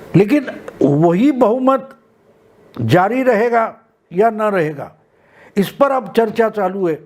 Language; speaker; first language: Hindi; non-native, local second language; Marathi